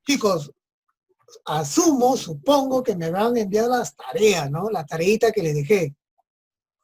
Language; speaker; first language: Spanish; native; Spanish